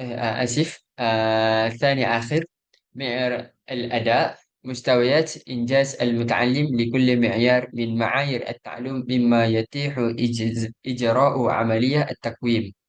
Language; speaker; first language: Arabic; non-native, learner; Malay